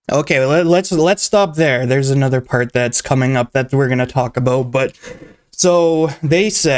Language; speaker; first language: English; native; English